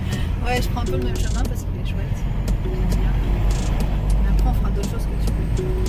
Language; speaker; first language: French; native; French